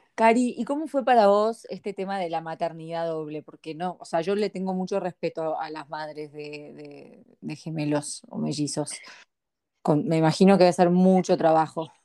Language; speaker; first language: Spanish; native; Spanish